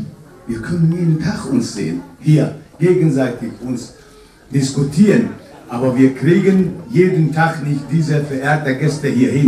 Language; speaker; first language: German; non-native, fluent; Kurdish